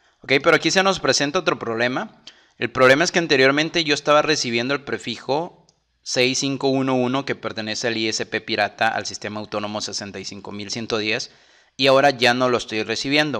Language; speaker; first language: Spanish; native; Spanish